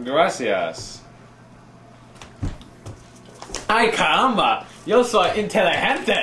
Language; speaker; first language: Spanish; non-native, learner; English